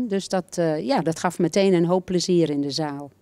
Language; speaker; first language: Dutch; native; Dutch